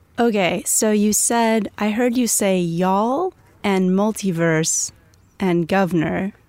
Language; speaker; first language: English; native; English